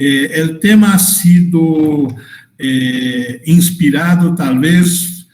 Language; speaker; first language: Spanish; non-native, fluent; Portuguese